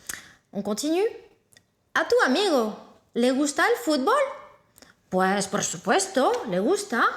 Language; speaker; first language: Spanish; non-native, fluent; French